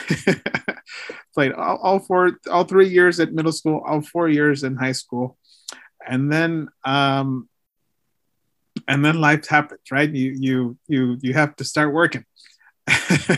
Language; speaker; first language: English; early bilingual, other home language; Spanish